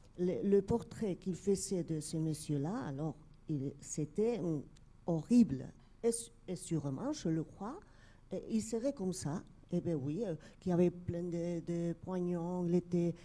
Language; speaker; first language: French; non-native, fluent; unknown